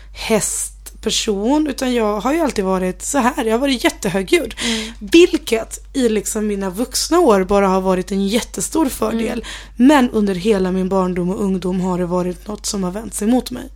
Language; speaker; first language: Swedish; early bilingual, other home language; Spanish